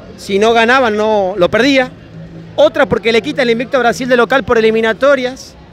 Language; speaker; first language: Spanish; native; Spanish